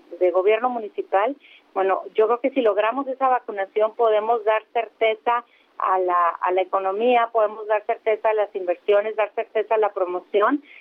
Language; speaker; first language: Spanish; native; Spanish